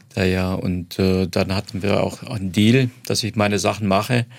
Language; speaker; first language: German; non-native, fluent; Croatian